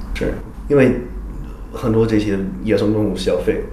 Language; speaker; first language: Chinese; non-native, fluent; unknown